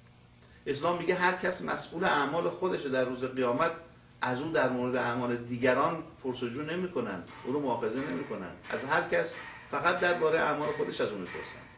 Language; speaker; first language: Persian; native; Persian